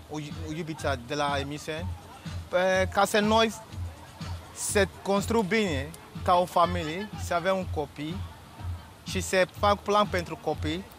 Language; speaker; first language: Romanian; non-native, learner; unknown